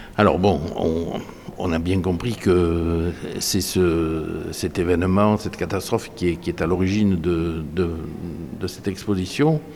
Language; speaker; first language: French; native; French